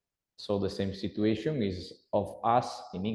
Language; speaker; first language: English; non-native, learner; Italian